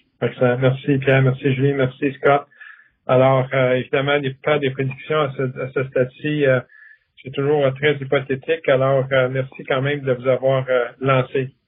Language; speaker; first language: French; native; French